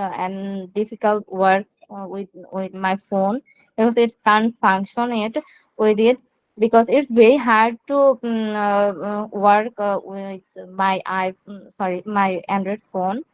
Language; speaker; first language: English; non-native, learner; Bangla